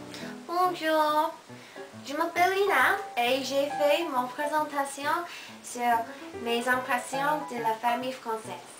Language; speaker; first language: French; non-native, learner; Korean